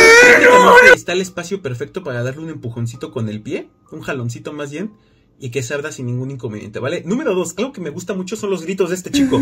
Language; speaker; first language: Spanish; native; Spanish